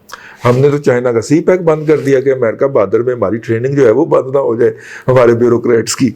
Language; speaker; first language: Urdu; non-native, local second language; Punjabi